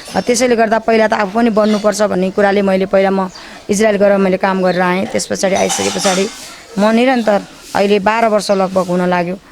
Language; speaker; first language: Nepali; native; Nepali